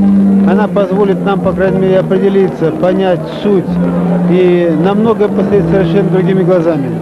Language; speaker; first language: Russian; native; Russian